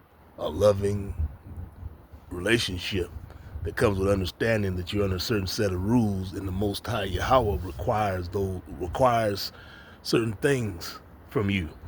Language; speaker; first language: English; native; English